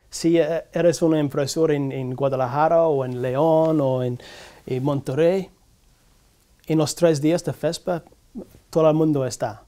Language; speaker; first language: Spanish; non-native, learner; English